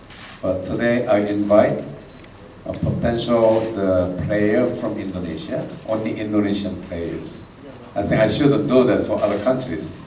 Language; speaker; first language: English; non-native, fluent; Korean